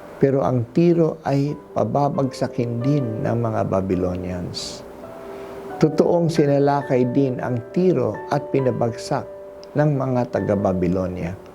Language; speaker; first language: Filipino; non-native, local second language; Hiligaynon